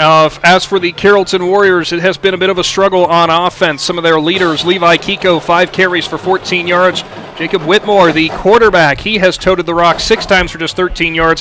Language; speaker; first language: English; native; English